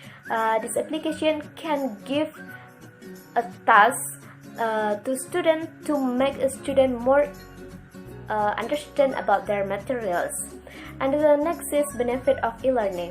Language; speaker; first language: English; non-native, learner; Indonesian